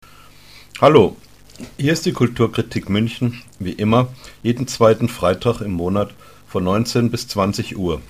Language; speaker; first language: German; native; German